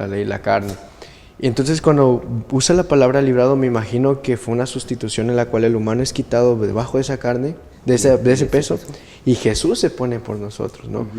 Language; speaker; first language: Spanish; native; Spanish